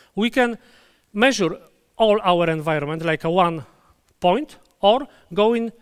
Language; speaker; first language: English; non-native, fluent; Polish